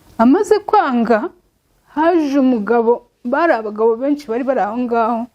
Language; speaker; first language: Kinyarwanda; native; Kinyarwanda